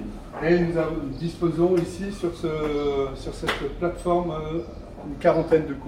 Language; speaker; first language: French; native; French